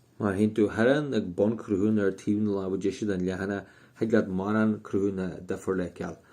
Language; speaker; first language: Irish; native; Irish